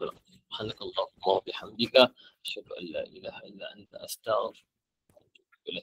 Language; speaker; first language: Arabic; non-native, fluent; Malay